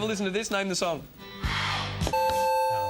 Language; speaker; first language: English; native; English